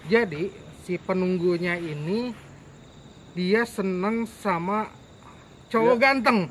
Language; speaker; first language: Indonesian; native; Indonesian